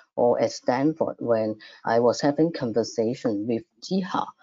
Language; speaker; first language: English; non-native, fluent; Cantonese